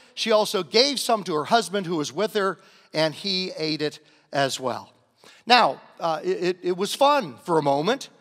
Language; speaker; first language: English; native; English